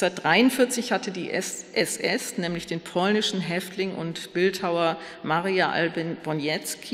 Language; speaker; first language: German; native; German